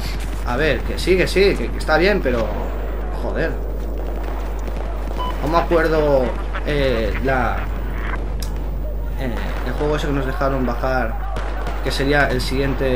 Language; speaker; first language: Spanish; native; Spanish